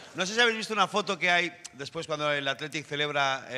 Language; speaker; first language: Spanish; native; Spanish